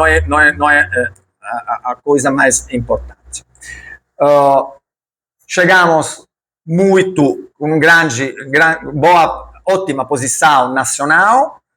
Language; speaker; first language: Portuguese; non-native, learner; Italian